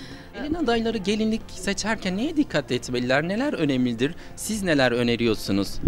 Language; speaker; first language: Turkish; native; Turkish